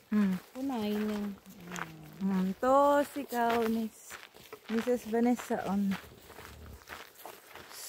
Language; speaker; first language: Finnish; non-native, learner; Filipino